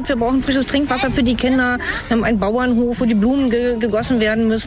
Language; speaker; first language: German; native; German